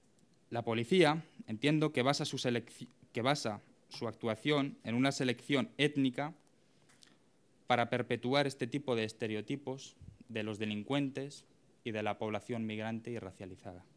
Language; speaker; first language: Spanish; native; Spanish